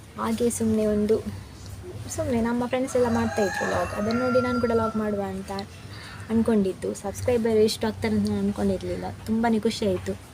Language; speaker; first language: Kannada; non-native, local second language; Tulu